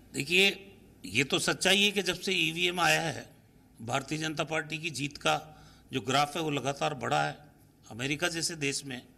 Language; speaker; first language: Hindi; native; Hindi